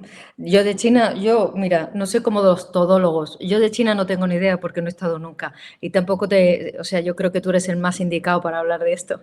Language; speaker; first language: Spanish; native; Spanish